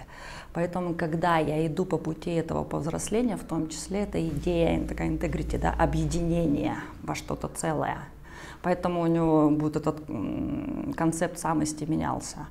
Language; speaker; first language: Russian; native; Russian